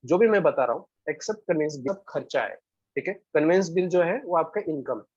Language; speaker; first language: Hindi; non-native, local second language; Marathi